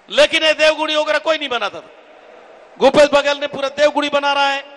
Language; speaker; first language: Hindi; native; Hindi